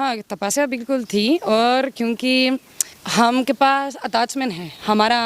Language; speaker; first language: Hindi; non-native, learner; Spanish